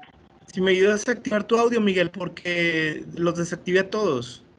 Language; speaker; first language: Spanish; native; Spanish